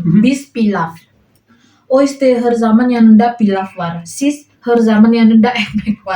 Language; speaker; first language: Turkish; non-native, learner; Indonesian